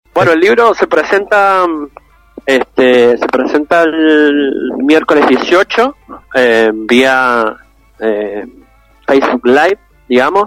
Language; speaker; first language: Spanish; native; Spanish